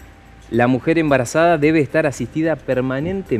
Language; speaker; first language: Spanish; native; Spanish